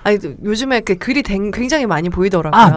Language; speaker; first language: Korean; native; Korean